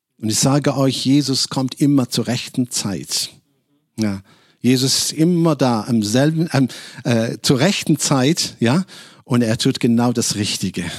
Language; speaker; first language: German; non-native, fluent; Arabic